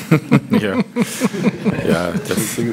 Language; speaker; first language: German; native; German